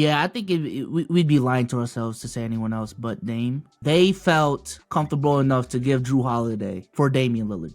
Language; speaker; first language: English; native; English